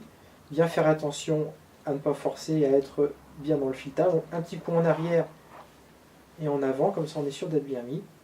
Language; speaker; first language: French; native; French